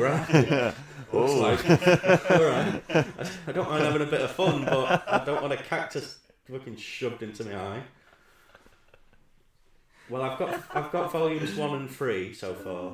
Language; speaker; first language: English; native; English